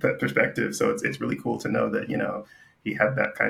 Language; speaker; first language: English; native; English